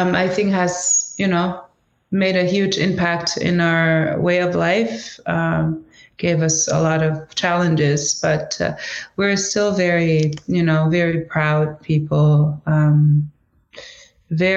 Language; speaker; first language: English; non-native, fluent; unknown